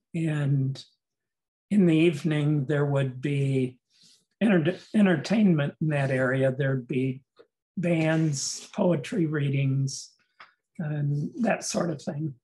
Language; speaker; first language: English; native; English